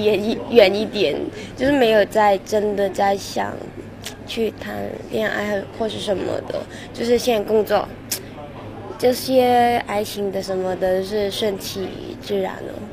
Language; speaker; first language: Chinese; non-native, local second language; Cantonese